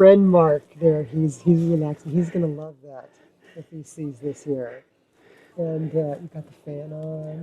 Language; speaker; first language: English; native; English